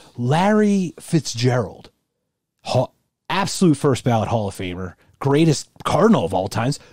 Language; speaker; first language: English; native; English